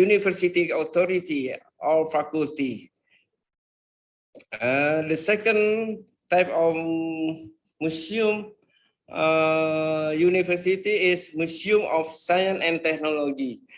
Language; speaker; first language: English; non-native, fluent; Indonesian